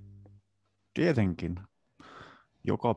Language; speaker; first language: Finnish; non-native, learner; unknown